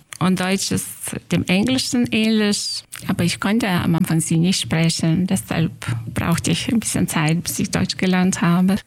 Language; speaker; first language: German; non-native, fluent; Lithuanian